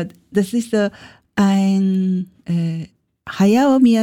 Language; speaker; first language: German; non-native, learner; Japanese